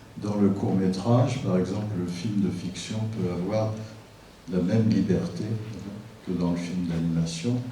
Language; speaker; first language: French; non-native, fluent; Turkish